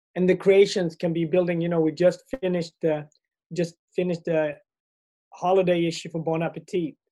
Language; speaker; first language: English; early bilingual, other home language; Swedish